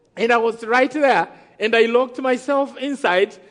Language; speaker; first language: English; non-native, local second language; Kinyarwanda